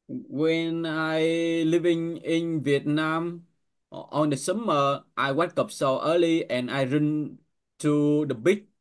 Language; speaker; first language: English; non-native, learner; Vietnamese